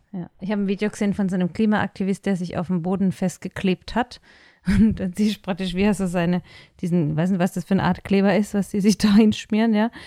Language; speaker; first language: German; native; German